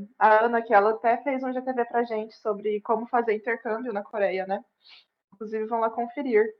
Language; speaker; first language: Portuguese; native; Portuguese